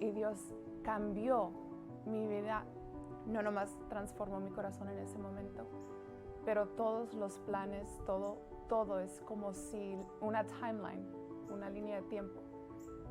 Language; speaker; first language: Spanish; early bilingual, heritage; Spanish